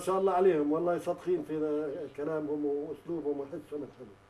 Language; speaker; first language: Arabic; native; Arabic